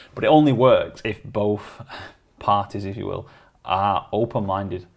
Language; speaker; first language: English; native; English